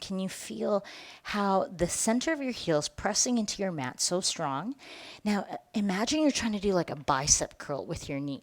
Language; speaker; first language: English; native; English